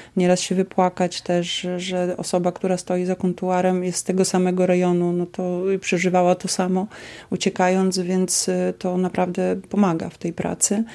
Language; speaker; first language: Polish; native; Polish